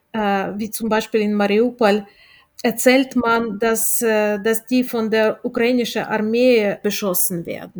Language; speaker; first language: German; non-native, fluent; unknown